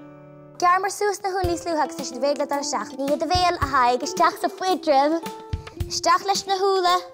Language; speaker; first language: Irish; native; Irish